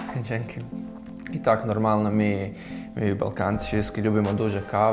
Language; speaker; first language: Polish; non-native, learner; Croatian